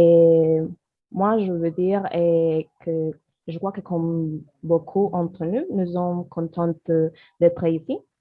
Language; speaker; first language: French; non-native, learner; Spanish